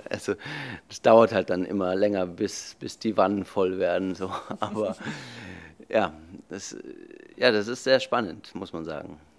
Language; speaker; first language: German; native; German